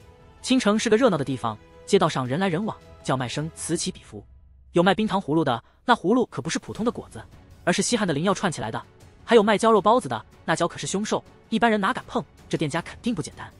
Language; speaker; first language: Chinese; native; Chinese